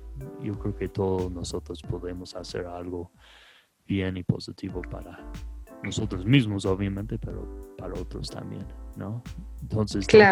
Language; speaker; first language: Spanish; non-native, fluent; English